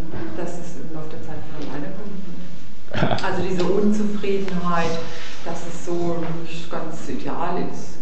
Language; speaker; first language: German; native; German